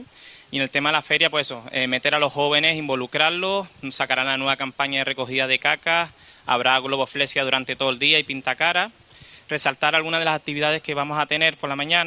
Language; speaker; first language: Spanish; native; Spanish